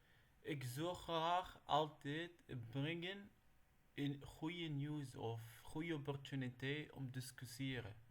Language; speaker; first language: Dutch; non-native, learner; Arabic